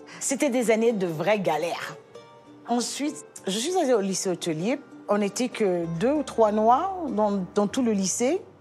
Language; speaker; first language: French; early bilingual, other home language; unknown